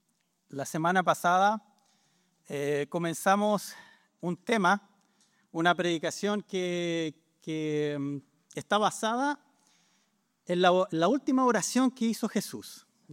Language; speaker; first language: Spanish; native; Spanish